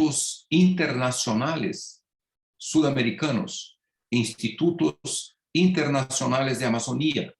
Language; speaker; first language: Spanish; non-native, fluent; Portuguese